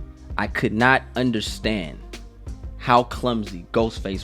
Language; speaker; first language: English; native; English